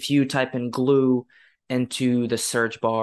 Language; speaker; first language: English; non-native, fluent; Ukrainian